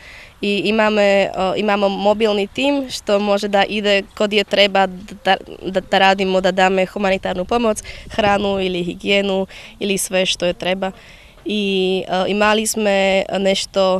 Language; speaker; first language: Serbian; non-native, learner; Slovak